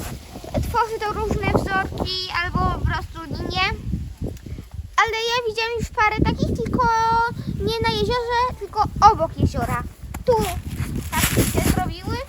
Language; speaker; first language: Polish; early bilingual, heritage; Polish